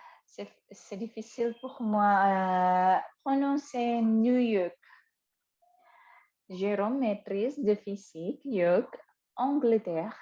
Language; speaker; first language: French; non-native, fluent; Indonesian